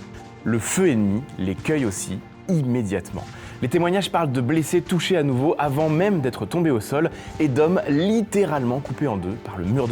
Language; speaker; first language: French; native; French